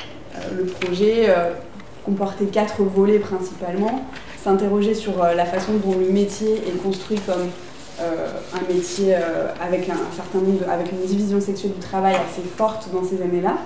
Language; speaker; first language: French; native; French